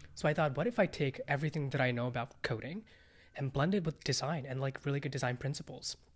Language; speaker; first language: English; early bilingual, other home language; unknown